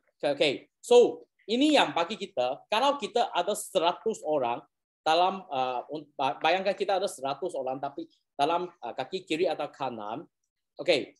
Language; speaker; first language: Malay; non-native, local second language; Chinese